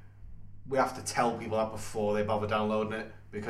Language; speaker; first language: English; native; English